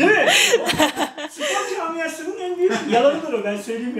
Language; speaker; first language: Turkish; native; Turkish